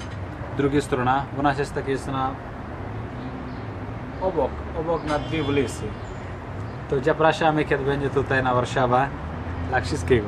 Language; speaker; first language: Polish; non-native, learner; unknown